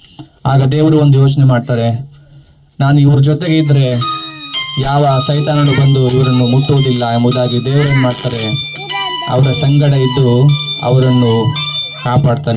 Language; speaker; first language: Kannada; native; Kannada